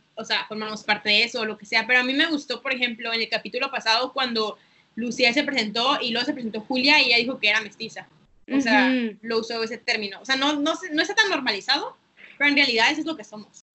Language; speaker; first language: Spanish; native; Spanish